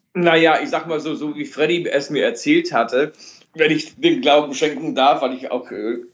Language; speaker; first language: German; native; German